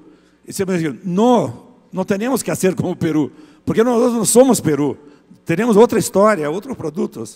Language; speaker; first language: Spanish; non-native, fluent; Portuguese